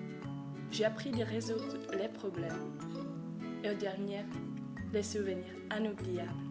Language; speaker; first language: French; non-native, learner; Czech